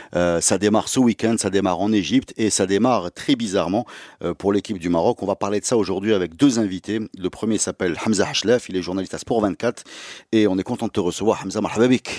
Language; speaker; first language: French; non-native, local second language; Arabic